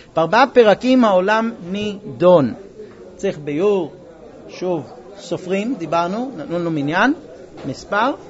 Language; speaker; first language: Hebrew; non-native, fluent; English